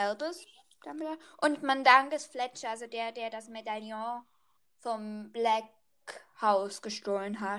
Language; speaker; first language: German; native; German